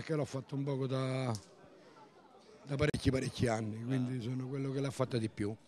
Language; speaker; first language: Italian; native; Italian